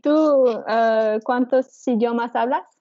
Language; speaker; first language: Spanish; non-native, learner; English